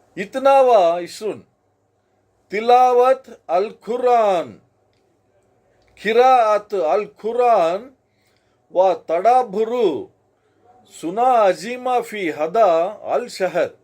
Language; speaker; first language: Arabic; non-native, learner; Telugu